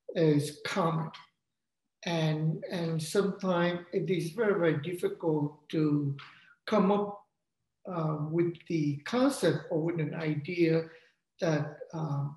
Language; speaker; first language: English; non-native, fluent; Vietnamese